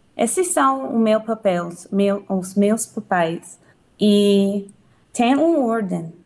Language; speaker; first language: Portuguese; non-native, learner; English